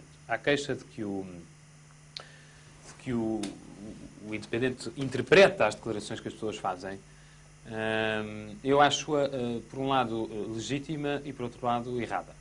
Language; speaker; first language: Portuguese; native; Portuguese